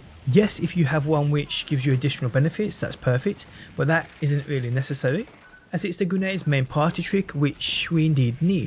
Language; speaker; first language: English; native; English